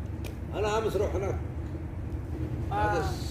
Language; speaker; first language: Arabic; non-native, learner; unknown